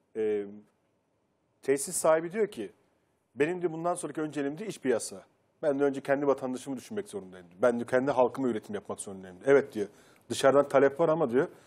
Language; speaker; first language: Turkish; native; Turkish